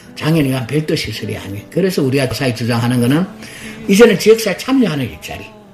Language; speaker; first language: Korean; native; Korean